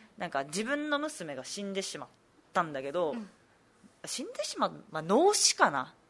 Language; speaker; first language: Japanese; native; Japanese